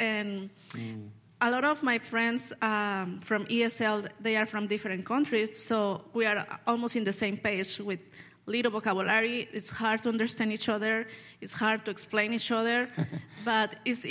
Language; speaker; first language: English; non-native, learner; Spanish